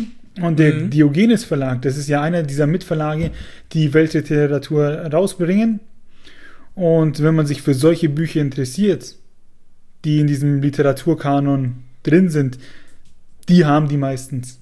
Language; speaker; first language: German; native; German